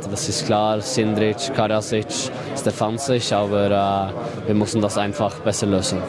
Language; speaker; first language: German; non-native, fluent; Norwegian